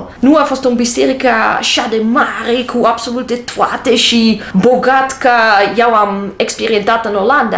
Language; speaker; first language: Romanian; non-native, learner; English